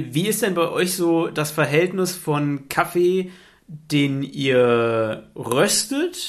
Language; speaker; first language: German; native; German